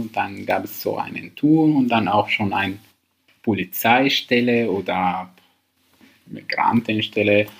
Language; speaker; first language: German; non-native, learner; Arabic